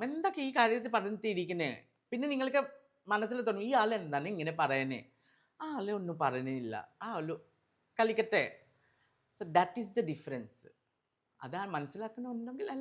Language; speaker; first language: Malayalam; non-native, local second language; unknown